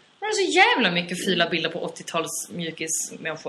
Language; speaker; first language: Swedish; native; Swedish